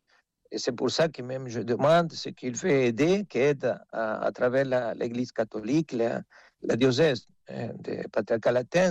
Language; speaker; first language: French; non-native, fluent; Spanish